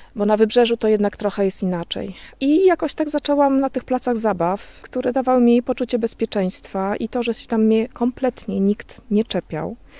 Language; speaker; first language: Polish; native; Polish